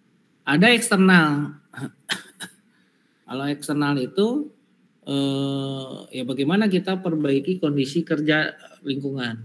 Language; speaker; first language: Indonesian; native; Indonesian